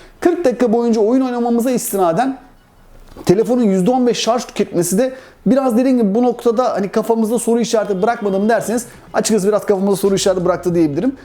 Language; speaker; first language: Turkish; native; Turkish